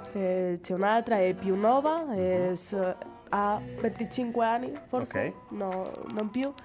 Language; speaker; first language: Italian; non-native, fluent; Spanish